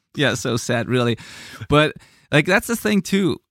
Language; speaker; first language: English; non-native, fluent; German